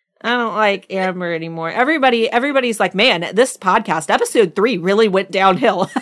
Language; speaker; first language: English; native; English